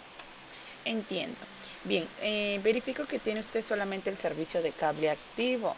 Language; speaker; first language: Spanish; native; Spanish